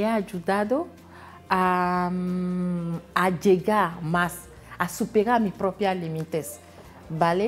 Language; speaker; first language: Spanish; non-native, fluent; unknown